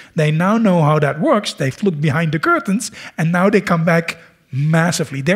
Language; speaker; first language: English; non-native, fluent; Dutch